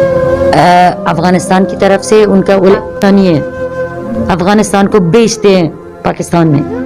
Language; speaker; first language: Hindi; non-native, fluent; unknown